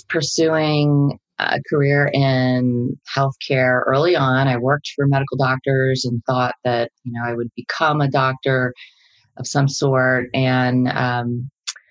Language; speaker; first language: English; native; English